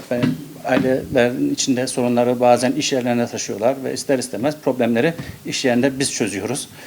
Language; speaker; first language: Turkish; early bilingual, heritage; Turkish